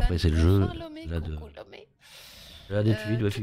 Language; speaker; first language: French; native; French